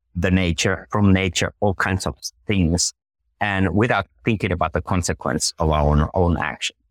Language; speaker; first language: English; non-native, fluent; Finnish